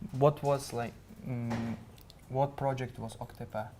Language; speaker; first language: English; non-native, learner; Uzbek